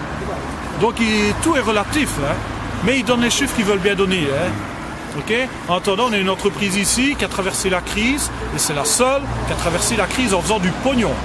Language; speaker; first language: French; native; French